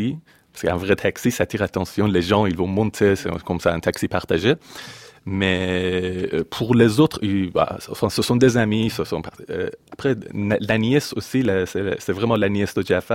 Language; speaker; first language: French; non-native, fluent; Persian